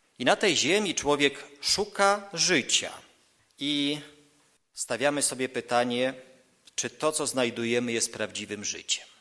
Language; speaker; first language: Polish; native; Polish